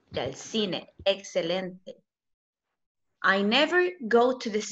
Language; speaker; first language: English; non-native, fluent; Spanish